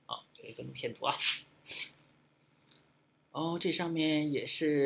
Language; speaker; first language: Chinese; native; Chinese